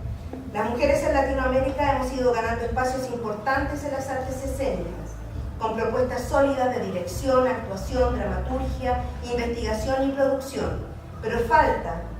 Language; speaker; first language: Spanish; native; Spanish